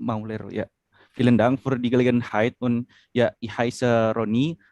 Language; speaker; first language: German; non-native, learner; Indonesian